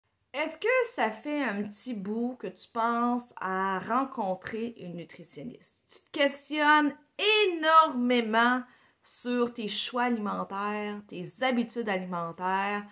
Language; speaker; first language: French; native; French